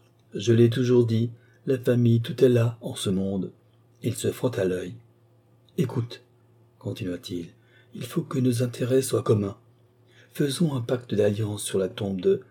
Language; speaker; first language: French; native; French